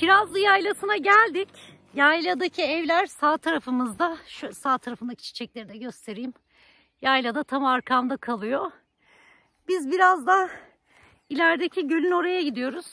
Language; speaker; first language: Turkish; native; Turkish